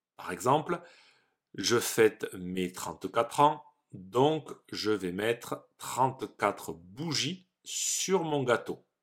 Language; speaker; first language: French; native; French